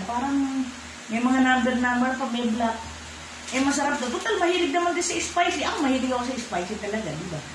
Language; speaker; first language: Filipino; native; Filipino